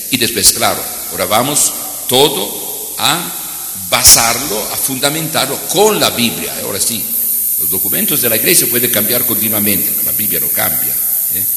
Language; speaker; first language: Spanish; non-native, fluent; Italian